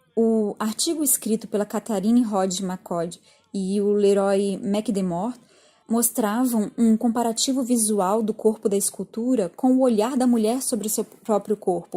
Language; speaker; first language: Portuguese; native; Portuguese